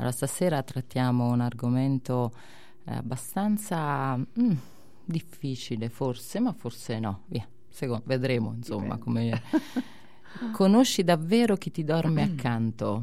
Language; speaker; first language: Italian; native; Italian